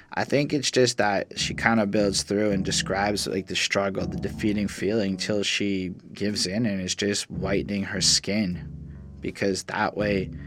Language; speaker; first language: English; native; English